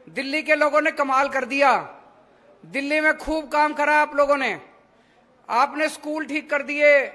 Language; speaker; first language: Hindi; native; Hindi